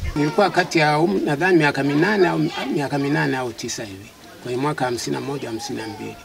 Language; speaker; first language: Swahili; non-native, local second language; Sukuma